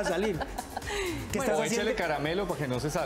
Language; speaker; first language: Spanish; native; Spanish